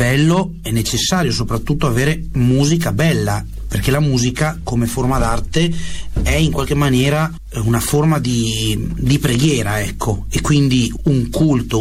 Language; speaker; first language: Italian; native; Italian